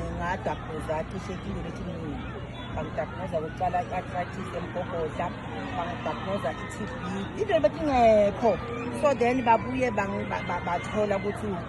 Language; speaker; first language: Zulu; non-native, local second language; Swati